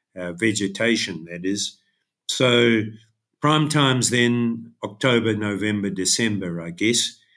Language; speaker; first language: English; native; English